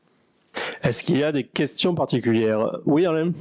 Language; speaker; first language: French; native; French